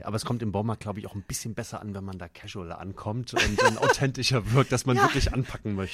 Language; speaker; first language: German; native; German